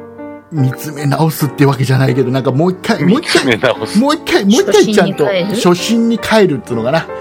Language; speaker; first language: Japanese; native; Japanese